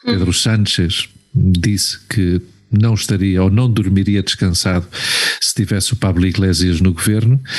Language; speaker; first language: Portuguese; native; Portuguese